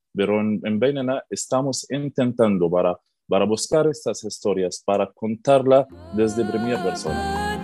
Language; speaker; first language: Spanish; non-native, learner; Arabic